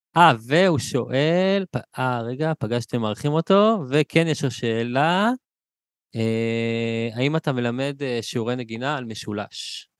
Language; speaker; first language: Hebrew; native; Hebrew